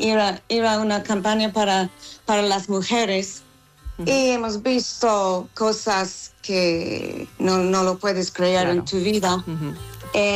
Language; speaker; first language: Spanish; non-native, fluent; English